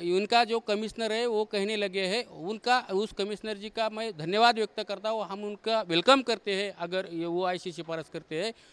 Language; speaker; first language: Hindi; non-native, local second language; Marathi